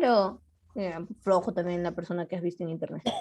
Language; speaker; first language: Spanish; native; Spanish